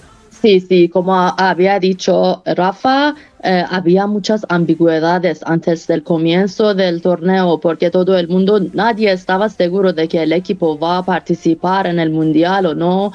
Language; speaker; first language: Spanish; non-native, fluent; Persian